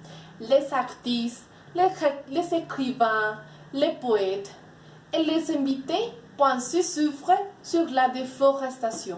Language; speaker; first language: French; non-native, learner; Spanish